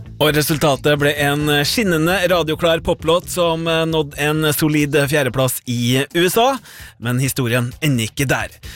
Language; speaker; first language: Norwegian; native; Norwegian